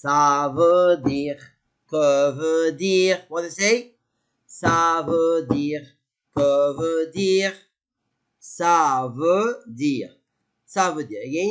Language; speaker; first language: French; non-native, fluent; Arabic